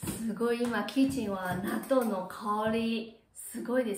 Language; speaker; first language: Japanese; non-native, learner; Chinese